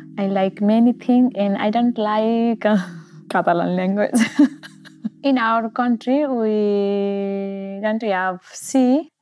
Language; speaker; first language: English; non-native, learner; Nepali